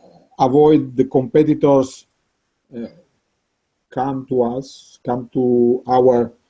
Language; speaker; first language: English; non-native, learner; Italian